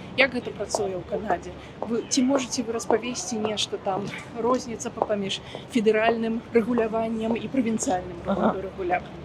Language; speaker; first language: Belarusian; non-native, local second language; Russian